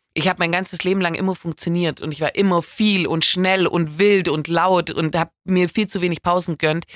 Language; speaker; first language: German; native; German